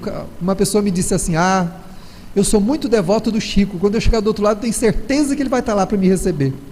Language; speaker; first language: Portuguese; native; Portuguese